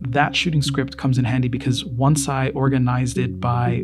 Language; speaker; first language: English; native; English